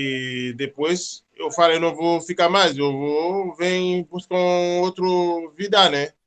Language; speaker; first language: Portuguese; non-native, learner; Haitian Creole